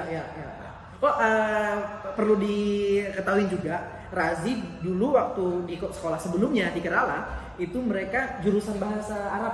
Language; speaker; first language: Indonesian; native; Indonesian